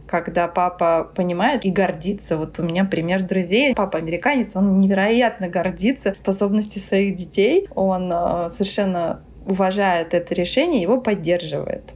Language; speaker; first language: Russian; non-native, local second language; Tatar